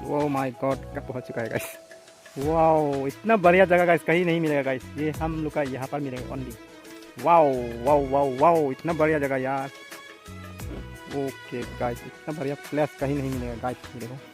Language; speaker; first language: Hindi; non-native, local second language; Karbi